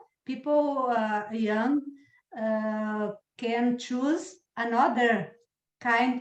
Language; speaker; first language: English; non-native, learner; Portuguese